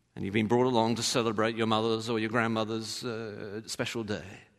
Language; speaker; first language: English; native; English